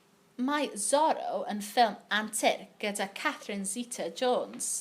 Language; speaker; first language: Welsh; non-native, local second language; English